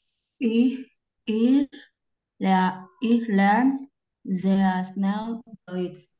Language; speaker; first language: German; non-native, learner; Indonesian